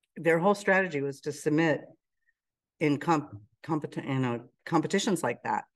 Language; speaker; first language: English; native; English